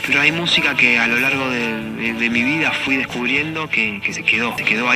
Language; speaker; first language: Spanish; native; Spanish